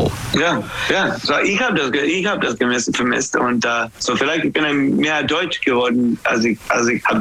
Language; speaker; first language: German; non-native, fluent; English